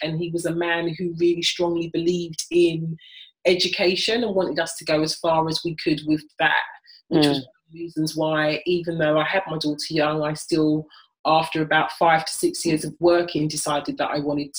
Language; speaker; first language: English; native; English